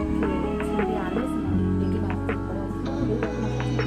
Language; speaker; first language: Korean; non-native, fluent; Mongolian